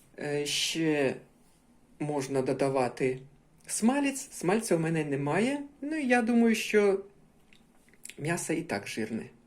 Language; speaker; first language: Ukrainian; non-native, local second language; Russian